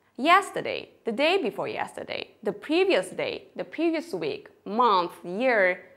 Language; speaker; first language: English; non-native, fluent; Armenian